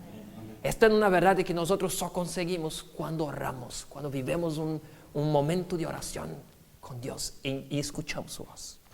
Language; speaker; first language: Spanish; non-native, fluent; Portuguese